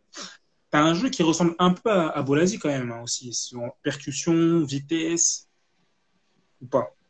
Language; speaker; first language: French; native; French